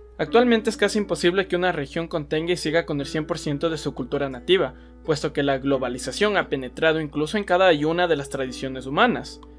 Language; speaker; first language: Spanish; native; Spanish